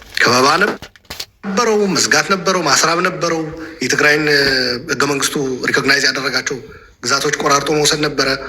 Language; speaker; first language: Amharic; non-native, local second language; Tigrinya